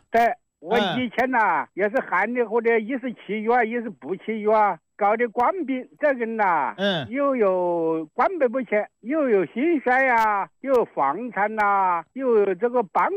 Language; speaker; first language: Chinese; native; Chinese